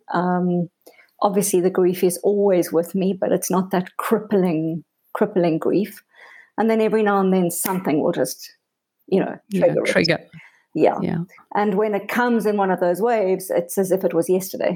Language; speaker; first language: English; native; English